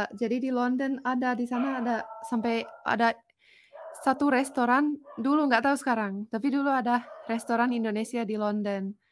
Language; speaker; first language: Indonesian; non-native, fluent; Finnish